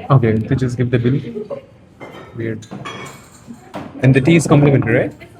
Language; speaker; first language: English; non-native, local second language; Hindi